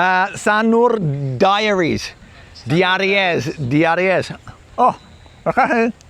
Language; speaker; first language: Indonesian; non-native, fluent; English